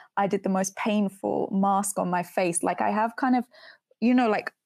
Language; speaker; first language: English; native; English